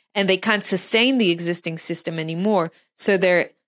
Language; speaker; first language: English; non-native, fluent; Hebrew